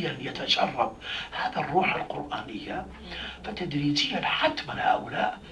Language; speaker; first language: Arabic; native; Arabic